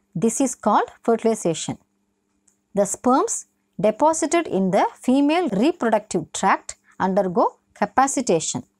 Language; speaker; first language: English; non-native, local second language; Tamil